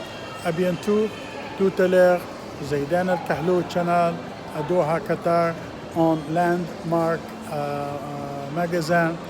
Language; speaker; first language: French; non-native, learner; Arabic